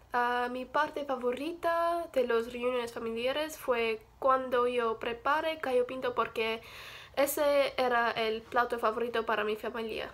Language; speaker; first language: Spanish; non-native, learner; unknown